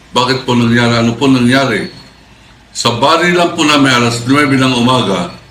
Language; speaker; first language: Filipino; native; Filipino